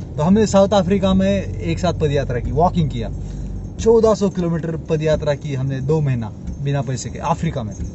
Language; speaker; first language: Hindi; non-native, local second language; Marathi